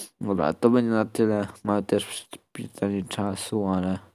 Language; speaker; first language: Polish; native; Polish